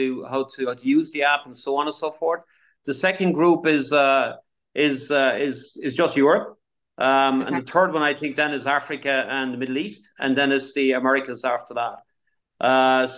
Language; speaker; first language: English; native; English